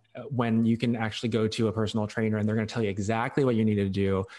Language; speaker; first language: English; non-native, local second language; Cantonese